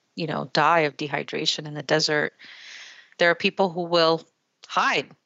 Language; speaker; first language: English; early bilingual, other home language; Spanish